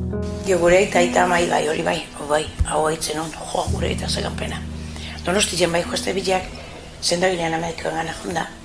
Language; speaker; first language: Basque; native; Basque